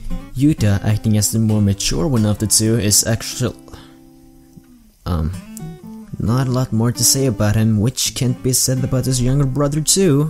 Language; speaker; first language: English; native; English